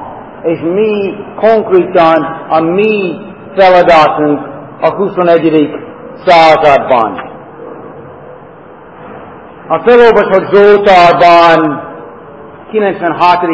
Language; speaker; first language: Hungarian; non-native, fluent; English